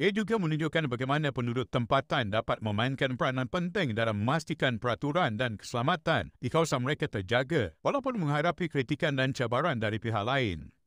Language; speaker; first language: Malay; native; Malay